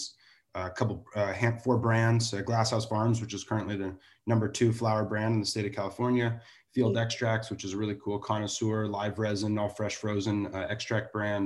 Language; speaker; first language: English; native; English